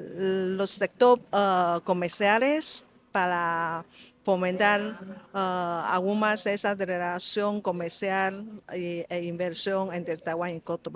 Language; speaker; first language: Spanish; non-native, local second language; Chinese